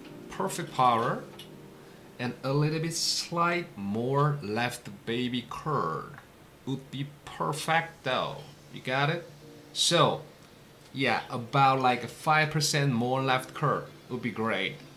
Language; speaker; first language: English; non-native, fluent; Korean